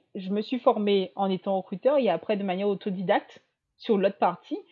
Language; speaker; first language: French; native; French